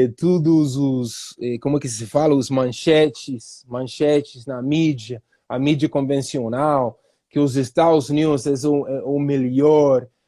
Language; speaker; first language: Portuguese; non-native, fluent; English